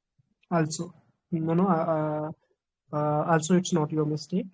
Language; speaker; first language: English; non-native, learner; Hindi